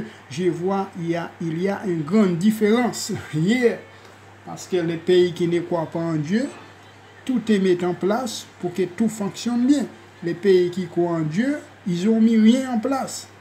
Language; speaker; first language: French; non-native, local second language; Haitian Creole